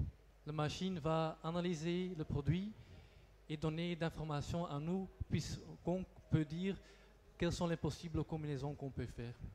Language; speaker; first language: French; non-native, local second language; Dutch